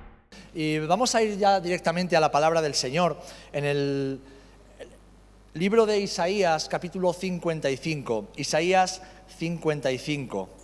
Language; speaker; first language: Spanish; native; Spanish